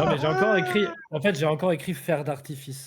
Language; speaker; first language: French; native; French